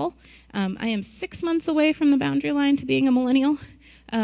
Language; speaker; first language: English; native; English